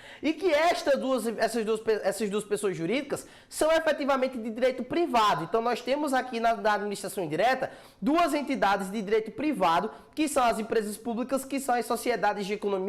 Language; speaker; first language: Portuguese; native; Portuguese